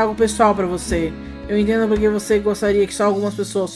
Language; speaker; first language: Portuguese; native; Portuguese